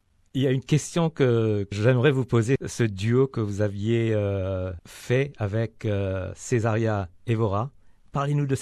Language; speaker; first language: French; native; French